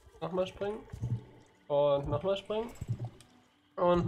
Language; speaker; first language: German; native; German